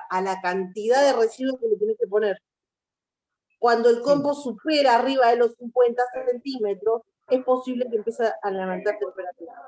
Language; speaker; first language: Spanish; native; Spanish